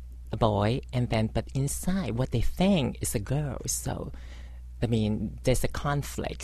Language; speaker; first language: English; non-native, local second language; Cantonese